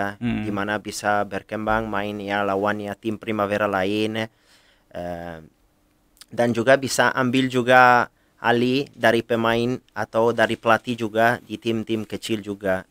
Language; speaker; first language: Indonesian; non-native, fluent; Italian